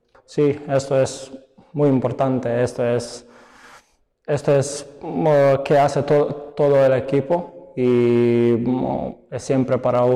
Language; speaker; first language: Spanish; non-native, learner; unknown